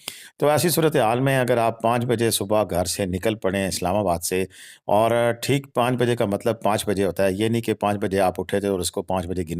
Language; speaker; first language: Hindi; non-native, local second language; Punjabi